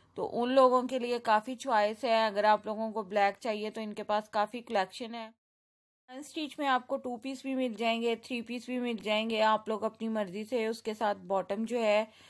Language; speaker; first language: Urdu; native; Urdu